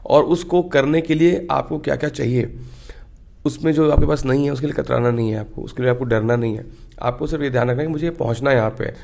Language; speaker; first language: Hindi; native; Hindi